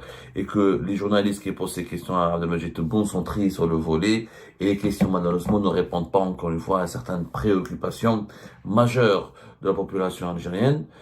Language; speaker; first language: French; non-native, local second language; Arabic